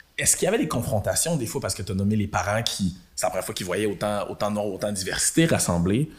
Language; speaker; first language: French; early bilingual, other home language; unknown